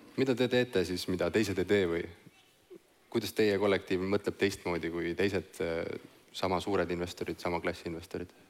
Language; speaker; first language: Estonian; native; Estonian